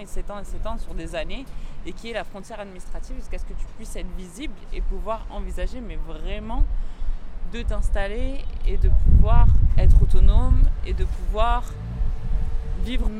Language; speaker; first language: French; native; French